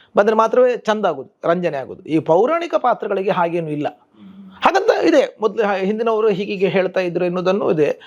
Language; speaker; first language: Kannada; non-native, local second language; Tulu